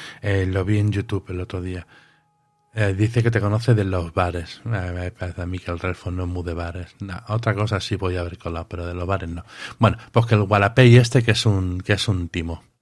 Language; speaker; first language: Spanish; native; Spanish